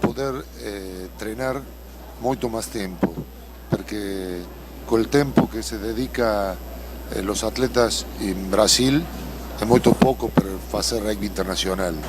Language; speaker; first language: Portuguese; non-native, learner; Spanish